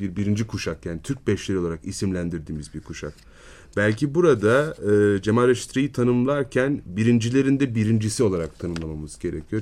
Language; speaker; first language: Turkish; native; Turkish